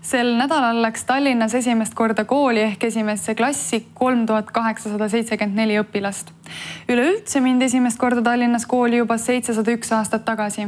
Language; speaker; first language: Estonian; native; Estonian